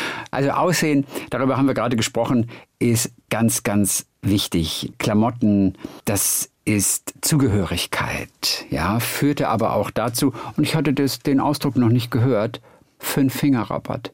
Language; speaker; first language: German; native; German